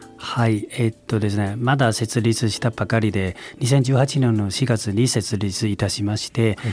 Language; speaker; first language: Japanese; non-native, fluent; Chinese